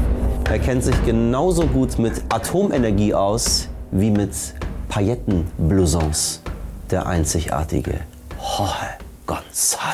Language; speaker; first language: German; native; German